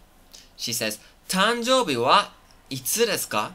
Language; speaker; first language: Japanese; non-native, fluent; English